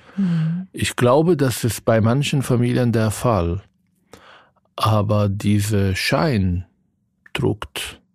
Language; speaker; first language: German; non-native, fluent; Arabic